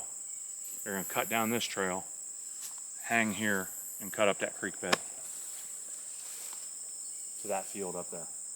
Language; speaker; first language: English; native; English